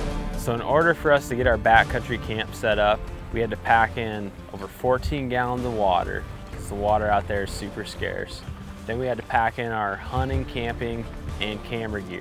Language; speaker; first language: English; native; English